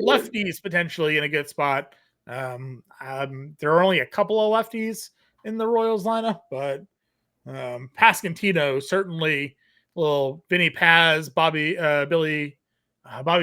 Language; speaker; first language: English; native; English